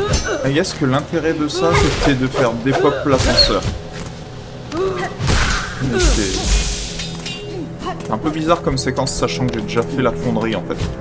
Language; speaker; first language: French; native; French